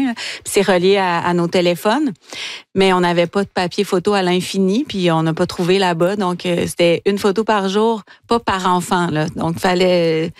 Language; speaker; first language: French; native; French